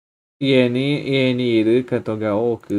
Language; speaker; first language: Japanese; non-native, learner; Indonesian